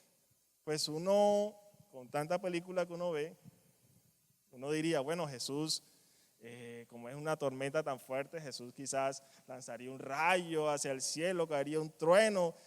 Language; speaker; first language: Spanish; native; Spanish